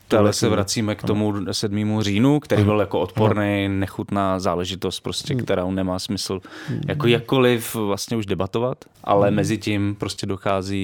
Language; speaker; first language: Czech; native; Czech